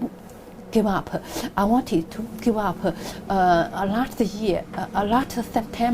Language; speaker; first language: English; non-native, learner; Chinese